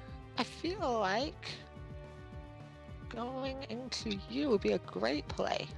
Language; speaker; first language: English; native; English